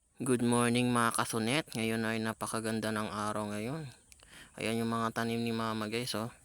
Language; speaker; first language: Filipino; non-native, local second language; Iloko